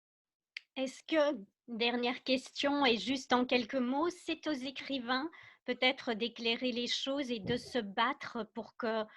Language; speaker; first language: French; native; French